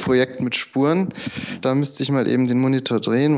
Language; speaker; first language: German; native; German